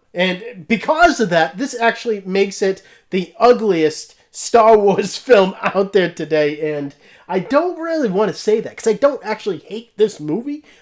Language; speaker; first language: English; native; English